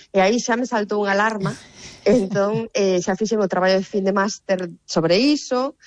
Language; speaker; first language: Galician; native; Galician